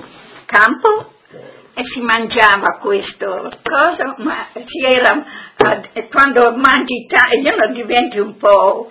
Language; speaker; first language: Italian; non-native, local second language; Friulian